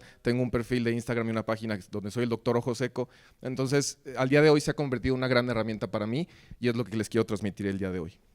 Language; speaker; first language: Spanish; native; Spanish